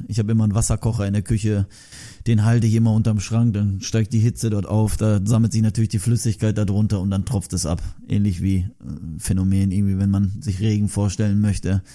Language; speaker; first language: German; early bilingual, other home language; Turkish